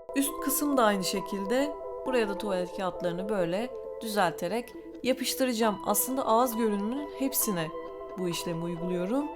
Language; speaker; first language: Turkish; native; Turkish